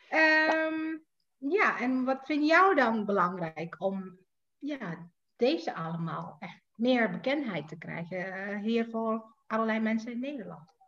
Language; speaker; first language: Dutch; non-native, fluent; Indonesian